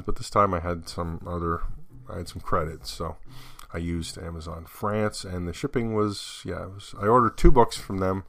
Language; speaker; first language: English; native; English